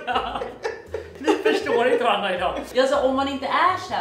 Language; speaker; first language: Swedish; native; Swedish